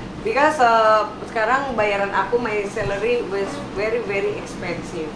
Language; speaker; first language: English; non-native, learner; Indonesian